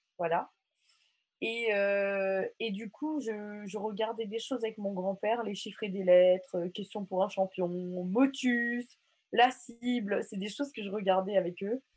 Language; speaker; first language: French; non-native, local second language; Morisyen